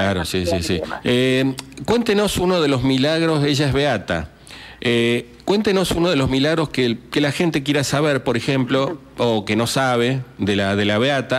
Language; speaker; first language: Spanish; native; Spanish